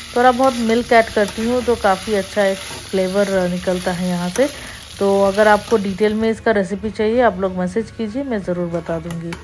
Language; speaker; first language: Hindi; non-native, local second language; Bangla